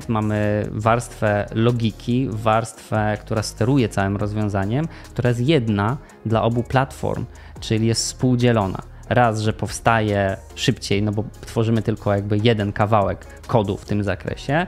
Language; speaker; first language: Polish; native; Polish